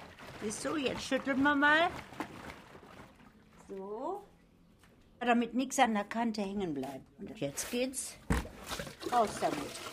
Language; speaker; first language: German; native; German